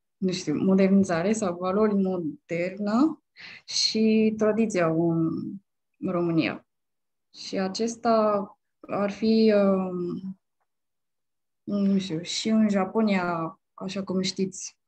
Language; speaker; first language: Romanian; non-native, fluent; Japanese